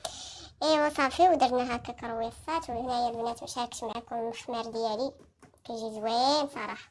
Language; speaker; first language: Arabic; native; Arabic